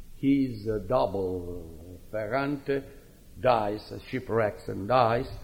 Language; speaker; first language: English; non-native, fluent; Italian